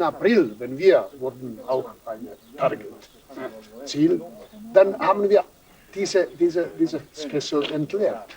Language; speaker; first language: German; non-native, fluent; Serbian